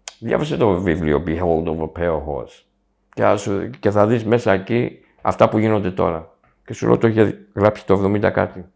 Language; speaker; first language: Greek; early bilingual, heritage; Greek